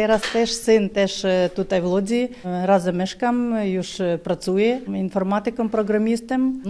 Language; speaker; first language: Polish; non-native, learner; Ukrainian